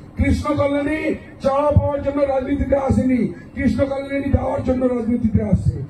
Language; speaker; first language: Bangla; non-native, local second language; Hindi